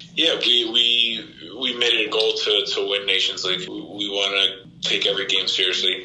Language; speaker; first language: English; native; English